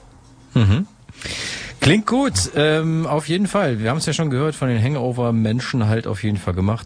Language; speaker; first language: German; native; German